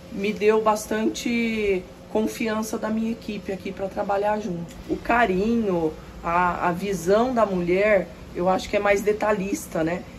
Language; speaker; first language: Portuguese; native; Portuguese